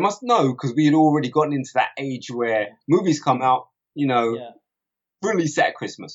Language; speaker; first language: English; native; English